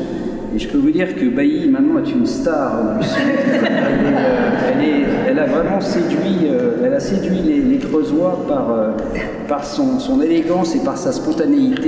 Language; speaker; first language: French; native; French